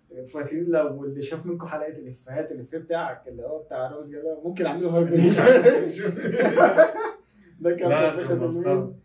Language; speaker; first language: Arabic; native; Arabic